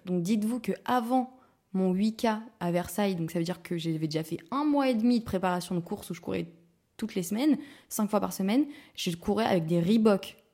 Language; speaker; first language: French; native; French